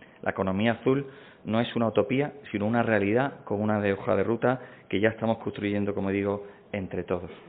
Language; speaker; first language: Spanish; native; Spanish